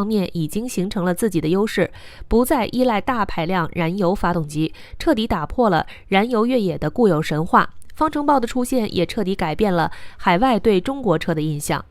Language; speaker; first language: Chinese; native; Chinese